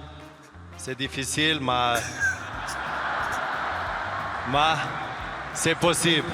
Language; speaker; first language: French; non-native, learner; Swedish